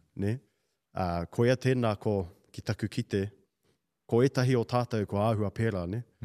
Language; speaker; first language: Māori; native; Māori